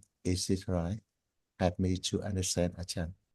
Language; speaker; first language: English; non-native, learner; Vietnamese